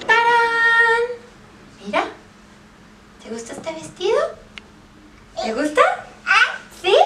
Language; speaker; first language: Spanish; native; Spanish